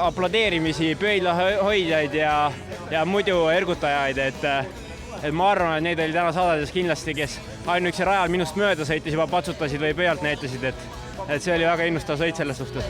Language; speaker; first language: Estonian; native; Estonian